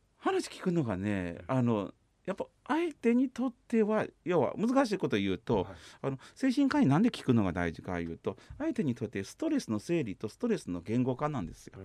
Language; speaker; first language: Japanese; non-native, fluent; Chinese